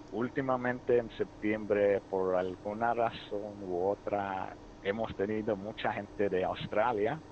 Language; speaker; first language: Spanish; early bilingual, heritage; Spanish